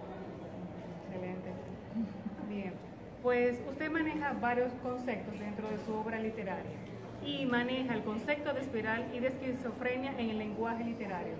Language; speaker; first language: Spanish; native; Spanish